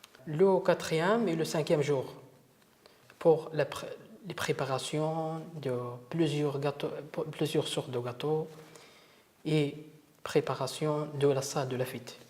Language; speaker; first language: French; non-native, learner; Arabic